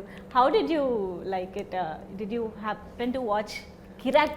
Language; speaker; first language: Telugu; native; Telugu